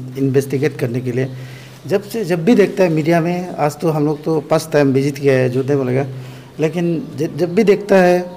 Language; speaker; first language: Hindi; non-native, local second language; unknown